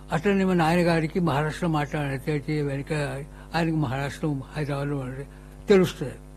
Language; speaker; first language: Telugu; non-native, local second language; Urdu